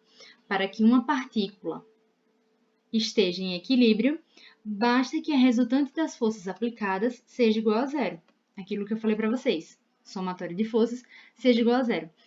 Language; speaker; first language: Portuguese; native; Portuguese